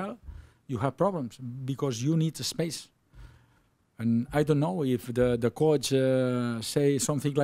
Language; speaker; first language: English; non-native, learner; Spanish